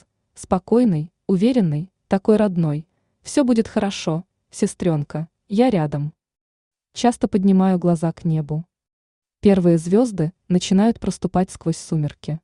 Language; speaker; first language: Russian; native; Russian